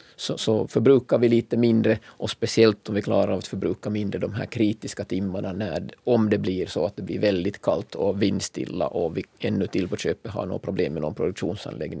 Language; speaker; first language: Swedish; native; Swedish